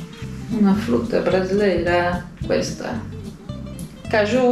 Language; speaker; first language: Italian; non-native, learner; Portuguese